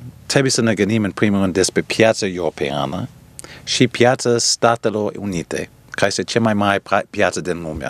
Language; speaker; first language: Romanian; early bilingual, heritage; Romanian